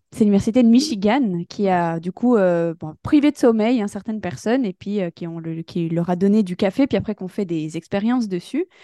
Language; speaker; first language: French; native; French